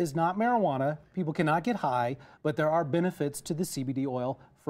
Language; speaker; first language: English; native; English